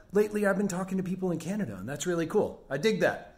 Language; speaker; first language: English; native; English